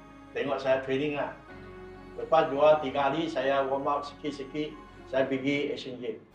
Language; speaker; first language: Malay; non-native, local second language; Chinese